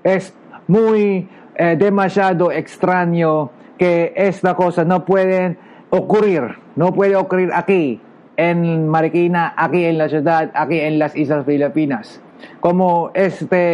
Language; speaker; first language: Spanish; non-native, learner; Filipino